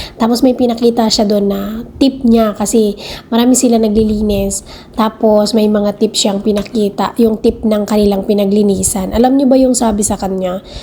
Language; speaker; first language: Filipino; non-native, local second language; Iloko